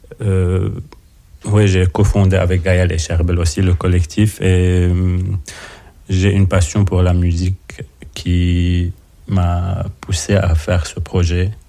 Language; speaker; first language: French; non-native, local second language; Arabic